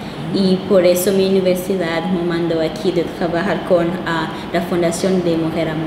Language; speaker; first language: Spanish; non-native, local second language; Kinyarwanda